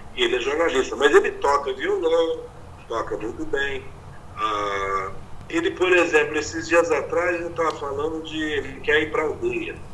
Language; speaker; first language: Portuguese; native; Portuguese